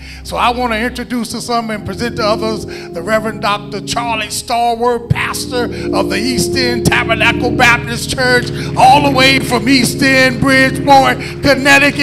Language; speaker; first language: English; native; English